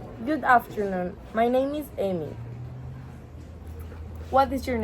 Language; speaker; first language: English; non-native, learner; Spanish